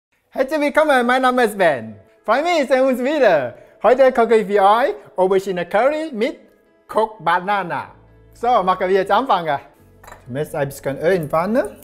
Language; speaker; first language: German; non-native, learner; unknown